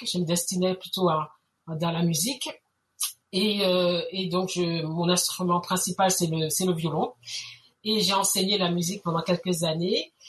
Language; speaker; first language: French; native; French